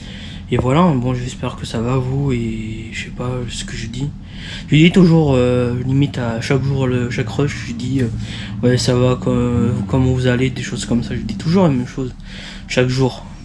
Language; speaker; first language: French; native; French